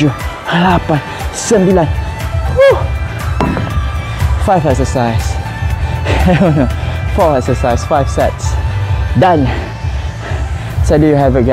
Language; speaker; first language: English; non-native, local second language; Malay